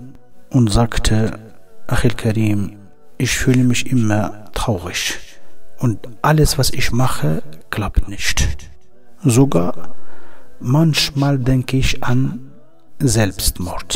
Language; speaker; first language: German; non-native, fluent; Arabic